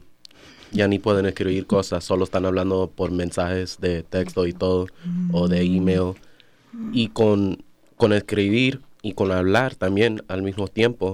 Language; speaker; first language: Spanish; early bilingual, other home language; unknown